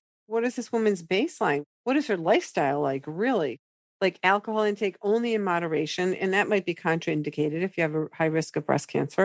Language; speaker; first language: English; native; English